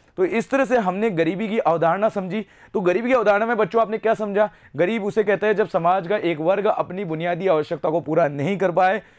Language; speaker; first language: Hindi; native; Hindi